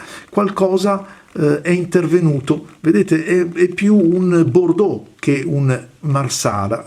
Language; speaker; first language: Italian; native; Italian